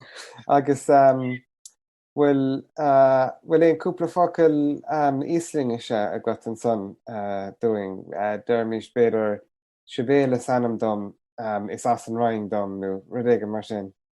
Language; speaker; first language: Irish; native; Irish